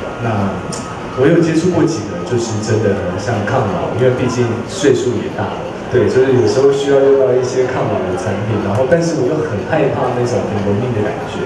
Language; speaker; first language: Chinese; native; Chinese